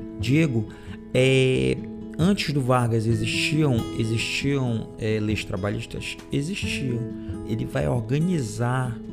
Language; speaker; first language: Portuguese; native; Portuguese